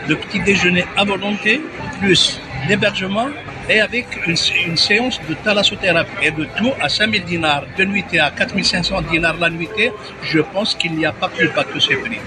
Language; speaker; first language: French; non-native, local second language; Arabic